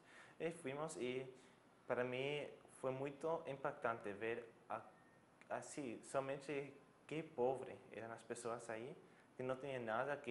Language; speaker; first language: Portuguese; non-native, fluent; German